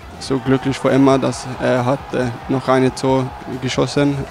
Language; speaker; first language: German; non-native, learner; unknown